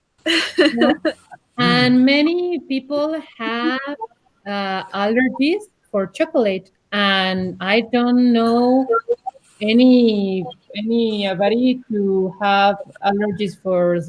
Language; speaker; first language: English; non-native, learner; Spanish